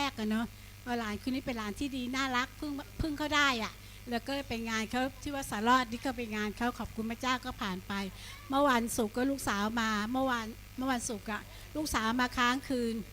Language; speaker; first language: Thai; native; Thai